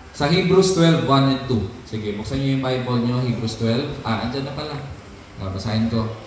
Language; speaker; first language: Filipino; non-native, local second language; Cebuano